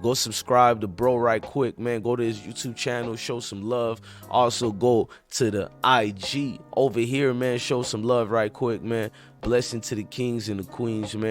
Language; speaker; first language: English; native; English